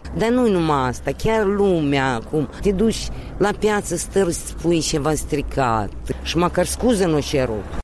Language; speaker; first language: Romanian; native; Romanian